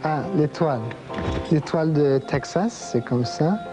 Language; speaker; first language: French; non-native, fluent; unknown